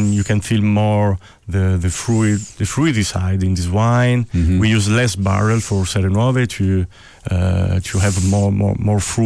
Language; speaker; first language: English; non-native, fluent; Italian